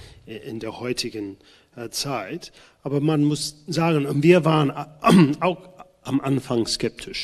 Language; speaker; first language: German; non-native, fluent; English